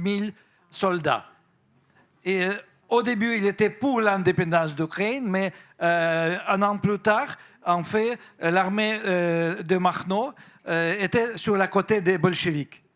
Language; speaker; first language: French; non-native, fluent; Russian